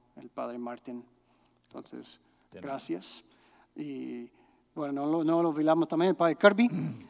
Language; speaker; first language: Spanish; non-native, fluent; English